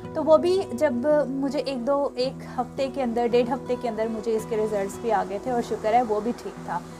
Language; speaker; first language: Urdu; non-native, local second language; Punjabi